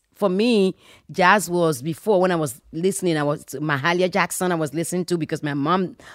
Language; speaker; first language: English; non-native, fluent; Fon